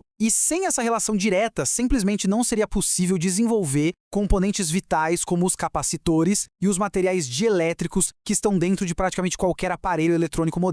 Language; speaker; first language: Portuguese; native; Portuguese